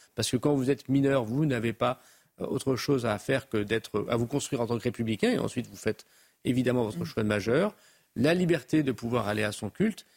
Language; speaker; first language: French; native; French